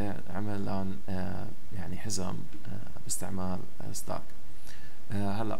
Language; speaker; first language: Arabic; native; Arabic